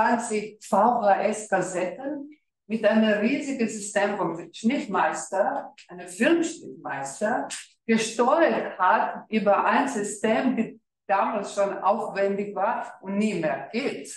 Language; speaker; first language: German; non-native, fluent; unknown